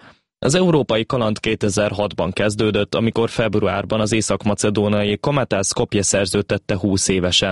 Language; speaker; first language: Hungarian; native; Hungarian